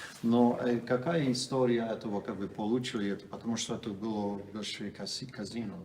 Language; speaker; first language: Russian; non-native, fluent; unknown